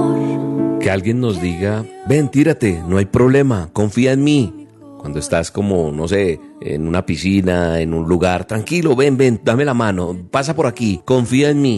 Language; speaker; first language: Spanish; native; Spanish